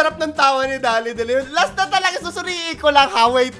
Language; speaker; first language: Filipino; native; Filipino